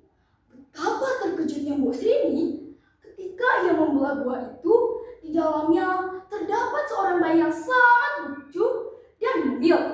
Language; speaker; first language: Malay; non-native, local second language; Balinese